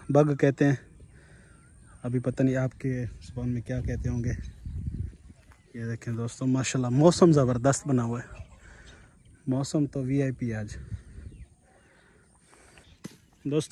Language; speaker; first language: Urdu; non-native, local second language; Saraiki